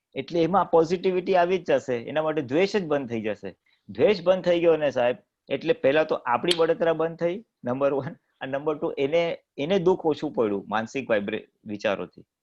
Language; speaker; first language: Gujarati; native; Gujarati